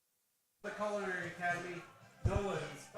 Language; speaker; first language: English; native; English